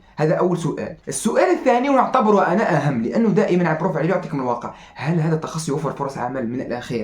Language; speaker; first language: Arabic; native; Arabic